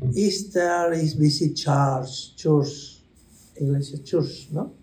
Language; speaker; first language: English; non-native, learner; Spanish